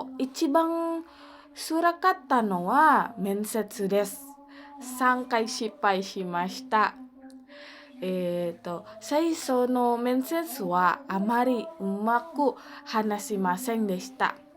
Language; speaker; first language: Japanese; non-native, learner; Indonesian